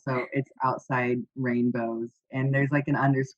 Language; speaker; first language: English; native; English